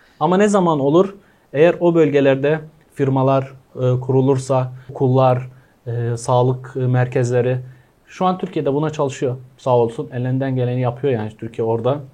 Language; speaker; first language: Turkish; non-native, fluent; Arabic